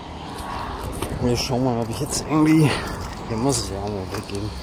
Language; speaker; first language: German; native; German